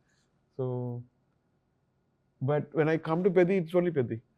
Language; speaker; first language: Telugu; non-native, learner; Tamil